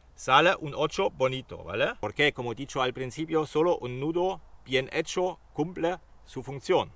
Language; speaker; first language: Spanish; non-native, fluent; German